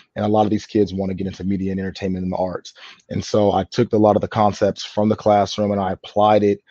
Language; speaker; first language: English; native; English